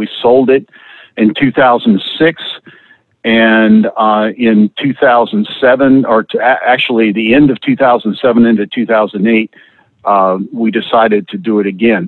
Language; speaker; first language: English; native; English